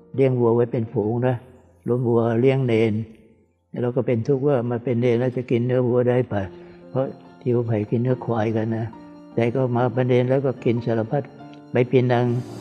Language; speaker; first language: Thai; non-native, local second language; Vietnamese